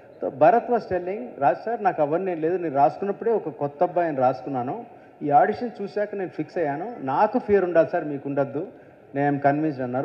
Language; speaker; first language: Telugu; native; Telugu